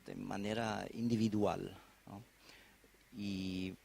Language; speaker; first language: Spanish; non-native, fluent; German